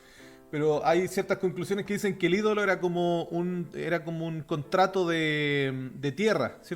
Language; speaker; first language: Spanish; native; Spanish